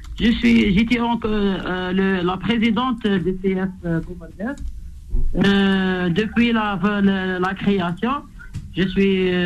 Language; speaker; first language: French; non-native, local second language; Arabic